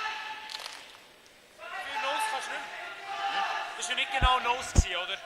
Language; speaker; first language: German; native; German